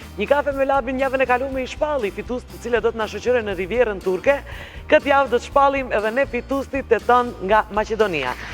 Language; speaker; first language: Albanian; native; Albanian